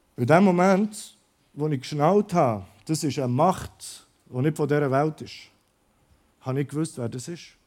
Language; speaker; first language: German; early bilingual, other home language; Croatian